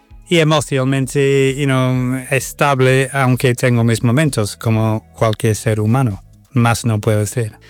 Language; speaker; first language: Spanish; non-native, fluent; English